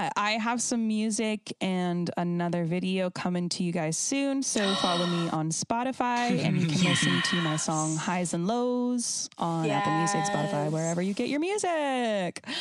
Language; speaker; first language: English; native; English